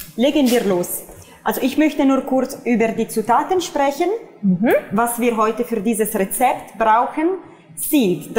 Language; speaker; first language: German; non-native, fluent; Italian